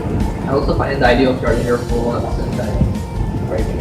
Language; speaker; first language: English; non-native, local second language; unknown